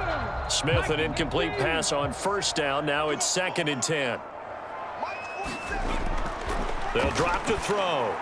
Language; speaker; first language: English; native; English